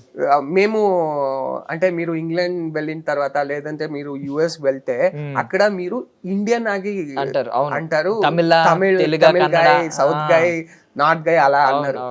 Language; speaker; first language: Telugu; non-native, learner; Kannada